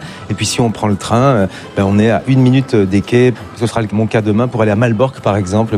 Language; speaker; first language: French; native; French